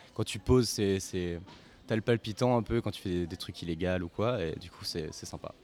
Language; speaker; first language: French; native; French